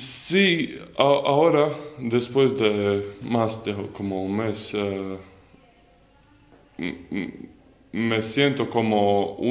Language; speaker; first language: Spanish; non-native, learner; Latvian